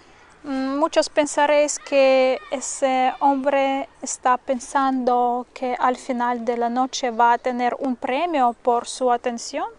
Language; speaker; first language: Spanish; non-native, fluent; Russian